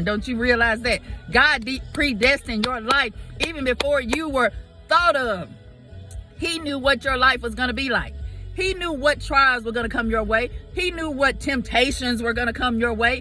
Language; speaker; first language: English; native; English